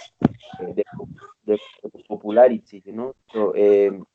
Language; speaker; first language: English; non-native, learner; Spanish